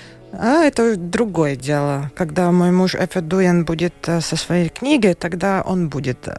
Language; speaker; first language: Russian; non-native, local second language; Latvian